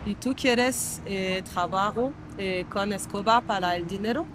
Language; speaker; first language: Spanish; non-native, learner; French